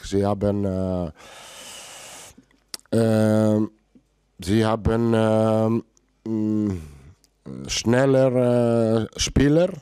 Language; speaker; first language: German; non-native, learner; Italian